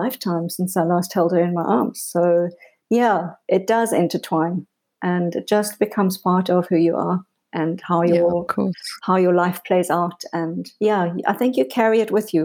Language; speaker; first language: English; native; English